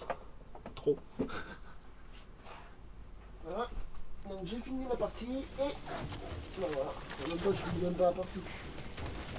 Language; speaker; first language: French; native; French